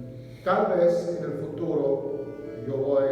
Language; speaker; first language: Spanish; non-native, learner; English